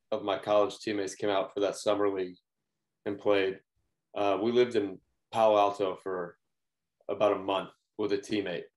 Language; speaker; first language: English; native; English